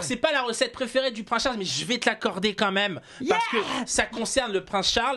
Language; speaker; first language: French; native; French